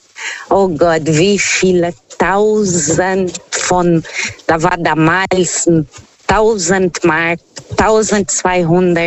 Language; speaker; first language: German; non-native, learner; Portuguese